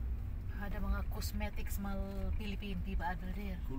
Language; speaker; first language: Arabic; non-native, learner; Filipino